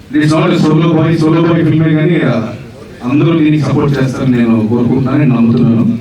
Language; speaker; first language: Telugu; native; Telugu